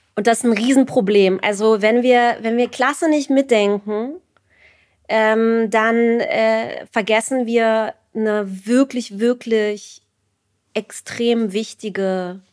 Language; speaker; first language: German; native; German